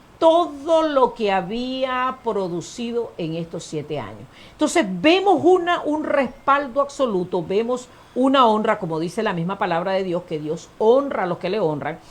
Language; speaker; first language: Spanish; native; Spanish